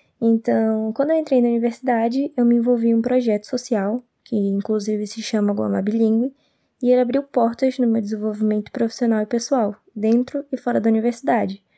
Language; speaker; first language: Portuguese; native; Portuguese